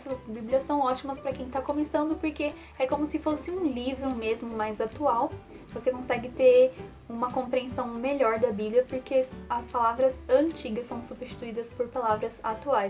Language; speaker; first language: Portuguese; native; Portuguese